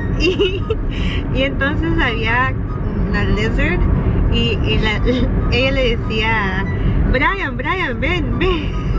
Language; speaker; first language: Spanish; early bilingual, heritage; Spanish